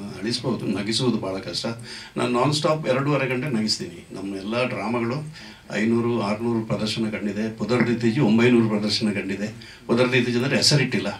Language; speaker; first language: Kannada; non-native, local second language; Tulu